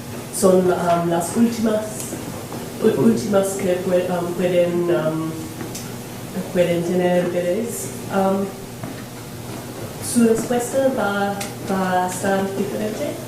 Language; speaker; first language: Spanish; non-native, learner; English